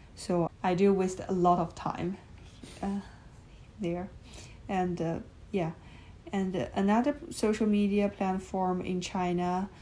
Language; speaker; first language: English; non-native, fluent; Chinese